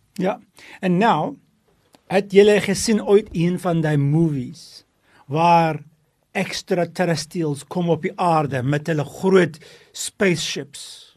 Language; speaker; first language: Afrikaans; non-native, local second language; English